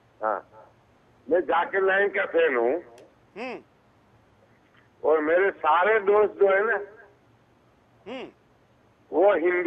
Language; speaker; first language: Hindi; non-native, local second language; Gujarati